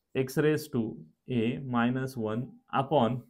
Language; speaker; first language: English; non-native, local second language; Marathi